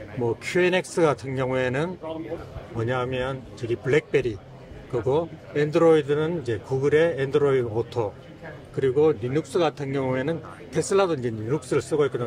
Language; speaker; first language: Korean; native; Korean